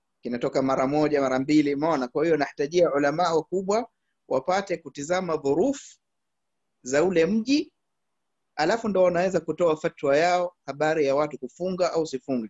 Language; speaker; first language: Swahili; early bilingual, heritage; Arabic